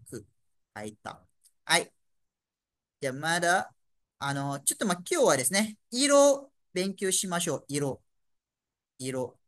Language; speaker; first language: Japanese; non-native, fluent; Malay